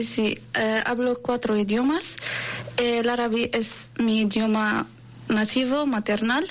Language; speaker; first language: Spanish; non-native, learner; Arabic